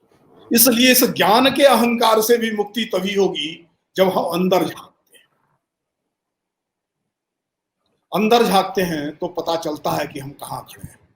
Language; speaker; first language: Hindi; native; Hindi